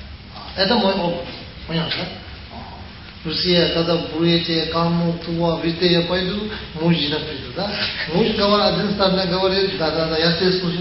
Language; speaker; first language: Russian; non-native, learner; Tibetan